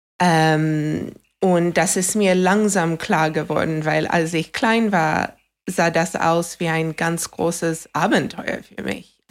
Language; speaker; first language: German; non-native, fluent; English